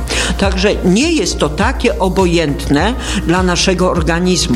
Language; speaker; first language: Polish; native; Polish